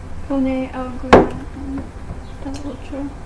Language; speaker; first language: Spanish; non-native, learner; English